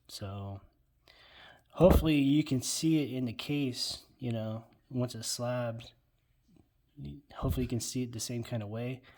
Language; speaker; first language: English; native; English